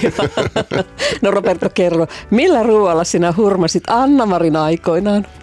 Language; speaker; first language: Finnish; native; Finnish